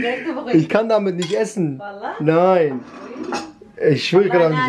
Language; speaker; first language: German; early bilingual, other home language; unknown